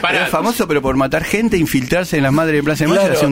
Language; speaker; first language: Spanish; native; Spanish